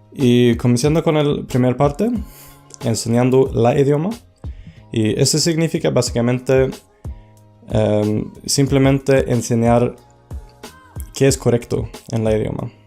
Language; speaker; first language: Spanish; non-native, fluent; Swedish